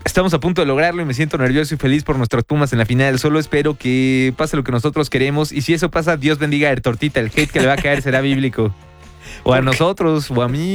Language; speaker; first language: Spanish; native; Spanish